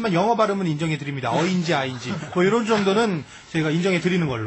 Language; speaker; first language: Korean; native; Korean